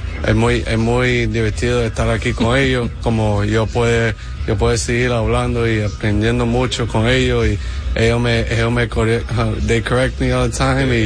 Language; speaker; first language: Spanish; early bilingual, heritage; English